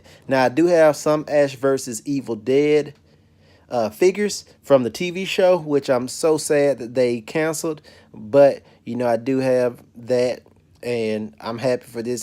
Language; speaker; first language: English; native; English